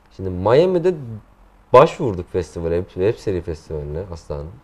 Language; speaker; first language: Turkish; native; Turkish